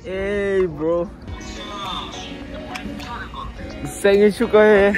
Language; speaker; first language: Korean; non-native, learner; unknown